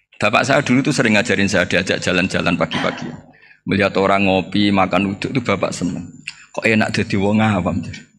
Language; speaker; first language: Indonesian; non-native, local second language; Javanese